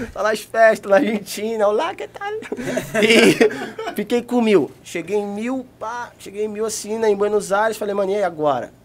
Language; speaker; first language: Portuguese; native; Portuguese